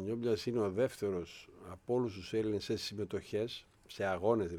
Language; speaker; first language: Greek; native; Greek